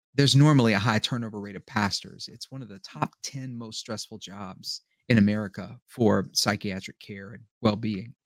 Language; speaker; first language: English; native; English